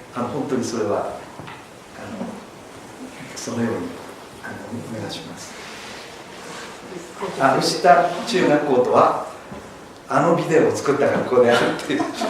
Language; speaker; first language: Japanese; native; Japanese